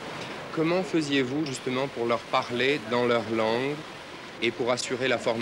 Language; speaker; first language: French; native; French